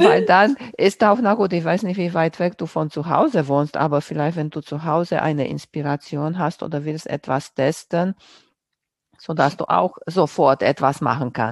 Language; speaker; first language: German; non-native, fluent; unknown